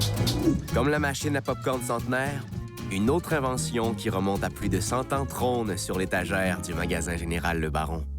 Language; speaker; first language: French; native; French